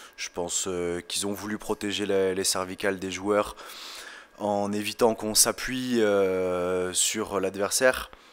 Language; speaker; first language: French; native; French